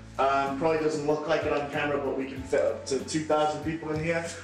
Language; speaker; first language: English; native; English